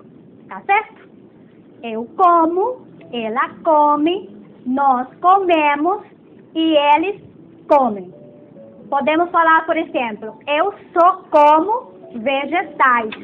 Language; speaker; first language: Portuguese; non-native, fluent; Spanish